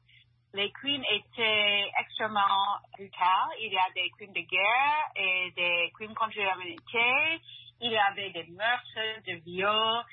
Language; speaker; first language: French; non-native, fluent; English